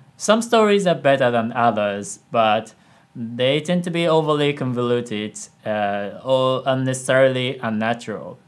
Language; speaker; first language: English; non-native, fluent; Japanese